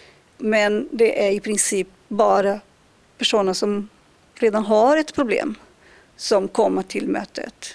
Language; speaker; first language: Swedish; non-native, fluent; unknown